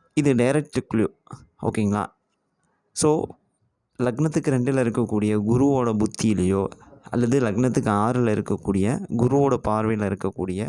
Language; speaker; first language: Tamil; native; Tamil